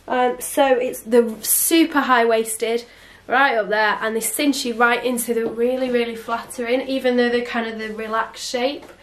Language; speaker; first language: English; native; English